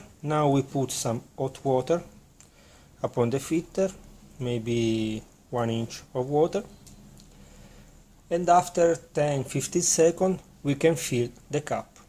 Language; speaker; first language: English; non-native, learner; Italian